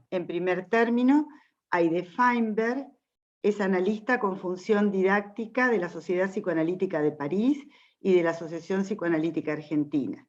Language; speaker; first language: Spanish; native; Spanish